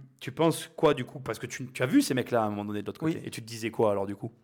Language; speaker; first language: French; native; French